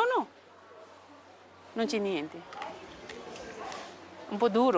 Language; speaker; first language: Italian; non-native, fluent; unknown